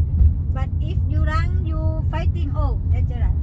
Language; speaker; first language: English; non-native, learner; Thai